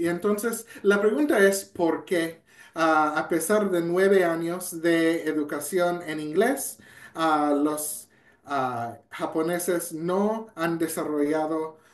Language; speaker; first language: Spanish; non-native, fluent; English